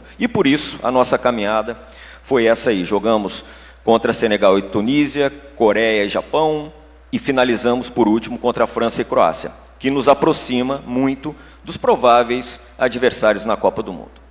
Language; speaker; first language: Portuguese; native; Portuguese